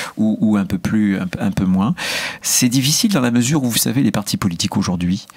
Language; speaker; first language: French; native; French